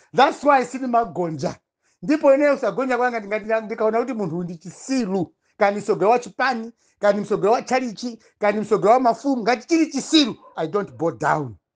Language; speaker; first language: Nyanja; non-native, local second language; Tumbuka